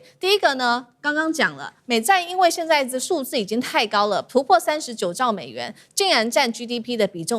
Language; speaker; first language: Chinese; native; Chinese